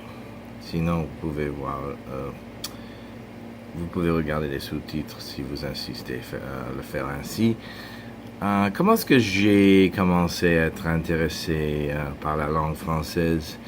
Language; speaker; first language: French; non-native, fluent; English